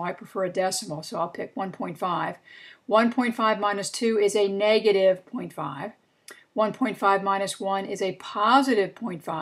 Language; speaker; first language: English; native; English